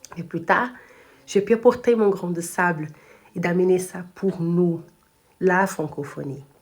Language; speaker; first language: French; non-native, fluent; Portuguese